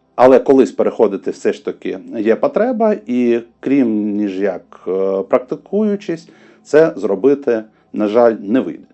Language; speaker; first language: Ukrainian; non-native, local second language; Russian